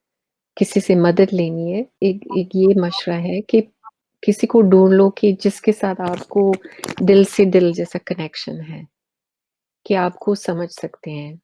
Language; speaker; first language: Hindi; early bilingual, heritage; English